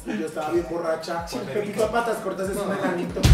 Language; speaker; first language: Spanish; native; Spanish